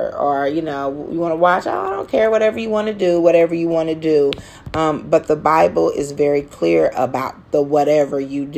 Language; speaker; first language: English; native; English